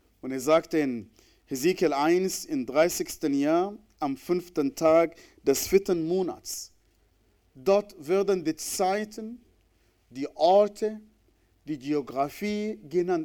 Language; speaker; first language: German; non-native, fluent; Arabic